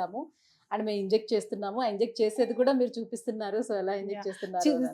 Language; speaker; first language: Telugu; native; Telugu